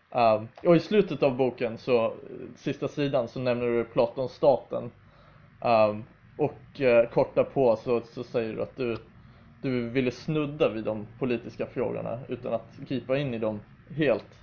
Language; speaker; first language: Swedish; native; Swedish